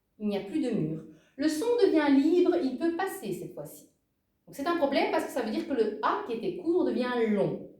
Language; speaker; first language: French; native; French